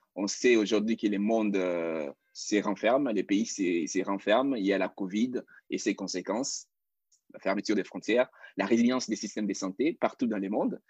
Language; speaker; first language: French; non-native, local second language; Lingala